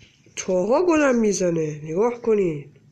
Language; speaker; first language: Persian; native; Persian